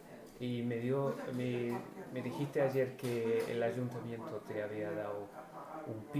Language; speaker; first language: Spanish; non-native, fluent; English